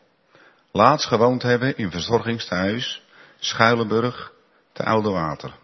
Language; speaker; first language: Dutch; native; Dutch